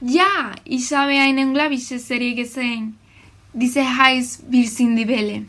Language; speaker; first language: German; non-native, learner; Spanish